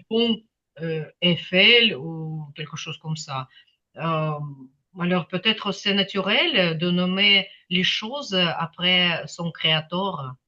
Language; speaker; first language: French; non-native, fluent; Ukrainian